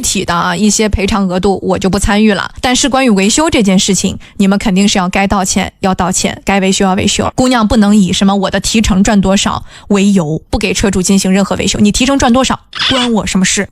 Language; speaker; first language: Chinese; native; Chinese